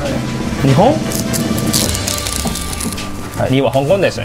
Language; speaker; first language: Japanese; non-native, learner; Cantonese